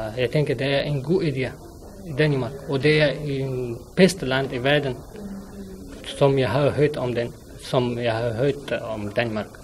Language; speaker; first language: Danish; non-native, learner; Arabic